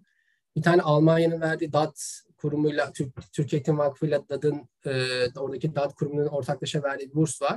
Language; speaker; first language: Turkish; native; Turkish